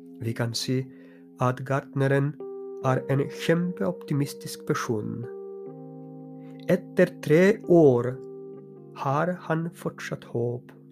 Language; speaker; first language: Norwegian; non-native, fluent; Polish